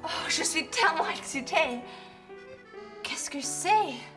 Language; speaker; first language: French; non-native, learner; English